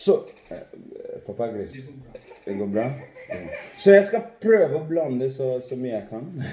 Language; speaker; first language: Norwegian; non-native, fluent; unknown